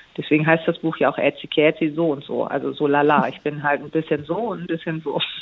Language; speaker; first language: German; early bilingual, other home language; Greek